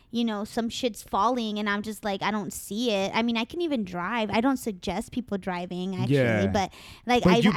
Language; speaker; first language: English; non-native, fluent; Spanish